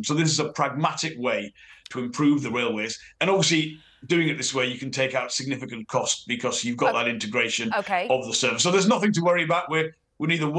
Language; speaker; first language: English; native; English